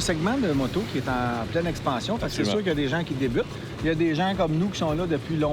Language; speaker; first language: French; native; French